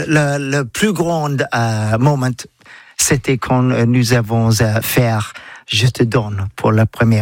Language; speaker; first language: French; non-native, learner; English